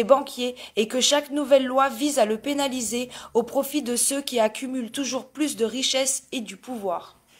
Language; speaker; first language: French; native; French